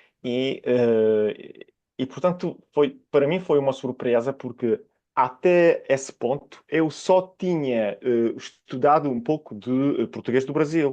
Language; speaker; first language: Portuguese; non-native, fluent; Italian